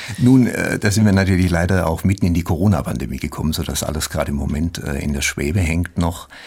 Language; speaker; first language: German; native; German